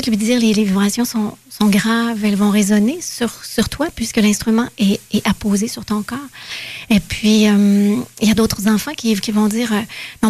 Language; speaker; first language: French; native; French